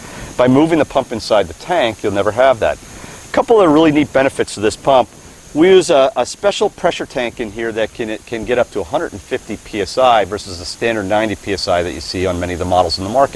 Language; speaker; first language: English; native; English